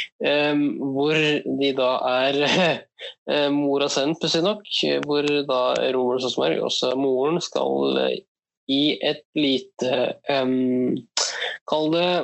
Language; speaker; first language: Norwegian; native; Norwegian